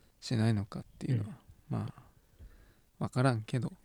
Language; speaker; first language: Japanese; native; Japanese